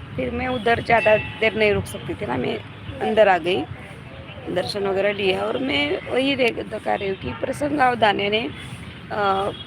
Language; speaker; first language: Hindi; non-native, local second language; Marathi